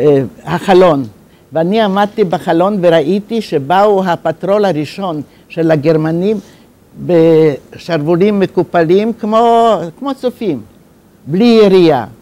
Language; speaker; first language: Hebrew; non-native, fluent; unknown